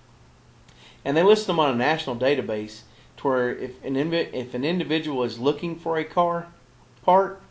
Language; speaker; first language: English; native; English